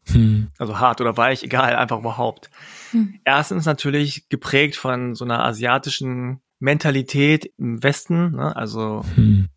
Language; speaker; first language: German; early bilingual, other home language; Korean